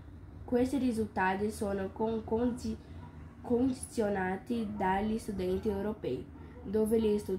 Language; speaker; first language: Italian; non-native, learner; Portuguese